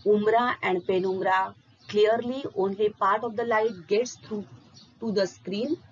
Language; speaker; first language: English; non-native, local second language; Marathi